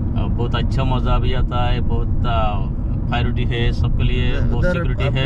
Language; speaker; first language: Hindi; non-native, learner; Bangla